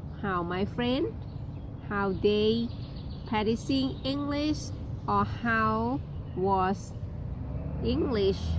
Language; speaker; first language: English; non-native, learner; Thai